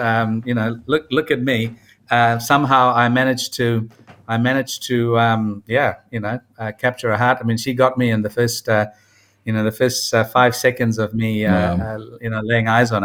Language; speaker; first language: English; non-native, local second language; Tamil